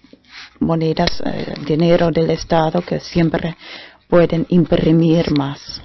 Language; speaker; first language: Spanish; non-native, fluent; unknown